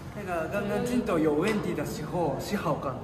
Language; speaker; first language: Chinese; non-native, learner; Japanese